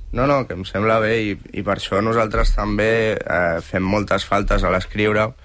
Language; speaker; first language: Catalan; native; Catalan